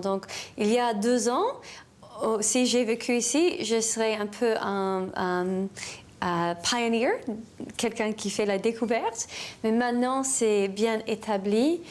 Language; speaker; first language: French; non-native, learner; English